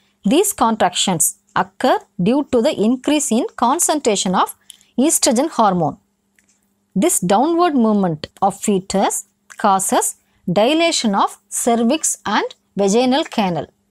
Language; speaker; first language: English; non-native, local second language; Tamil